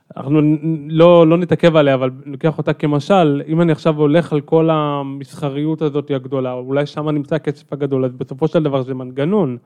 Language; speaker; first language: Hebrew; native; Hebrew